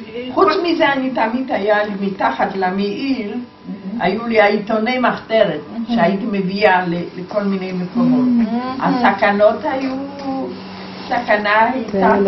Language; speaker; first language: Hebrew; non-native, fluent; Polish